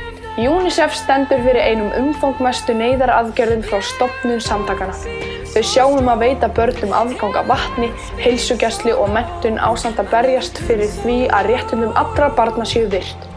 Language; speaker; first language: Icelandic; native; Icelandic